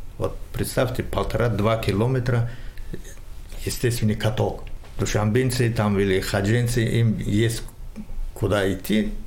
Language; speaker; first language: Russian; non-native, local second language; Tajik